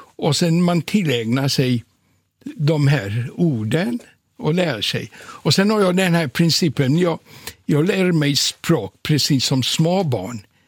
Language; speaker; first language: Swedish; non-native, fluent; Polish